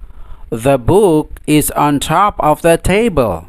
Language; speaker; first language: English; non-native, fluent; Indonesian